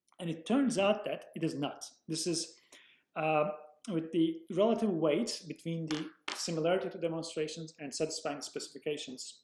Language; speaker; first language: English; non-native, fluent; Turkish